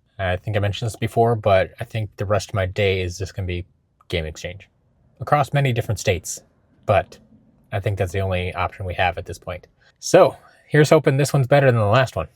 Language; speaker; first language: English; native; English